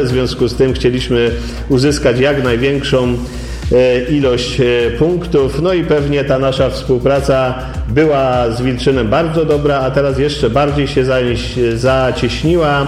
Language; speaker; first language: Polish; native; Polish